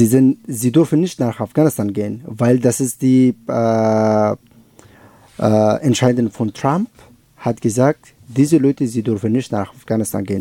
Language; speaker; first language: German; non-native, learner; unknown